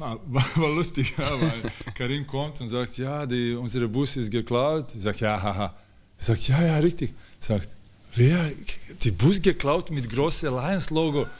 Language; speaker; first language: German; non-native, learner; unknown